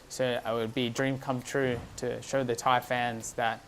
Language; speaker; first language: English; native; English